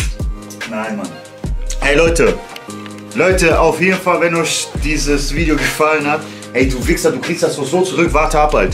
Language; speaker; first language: German; native; German